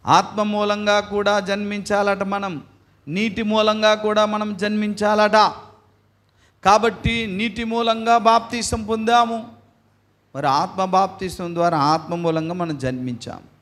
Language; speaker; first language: Telugu; native; Telugu